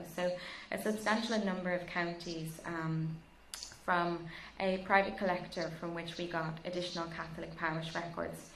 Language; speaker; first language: English; native; English